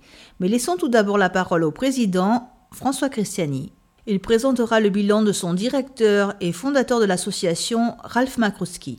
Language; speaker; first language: French; native; French